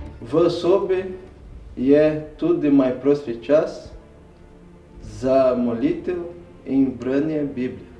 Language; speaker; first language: Slovenian; non-native, learner; Portuguese